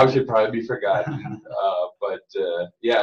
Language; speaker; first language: English; native; English